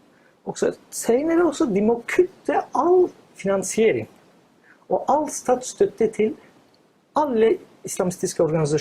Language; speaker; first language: Norwegian; non-native, fluent; Turkish